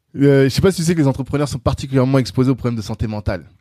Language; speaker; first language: French; native; French